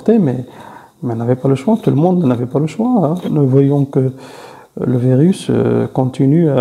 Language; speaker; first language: French; non-native, fluent; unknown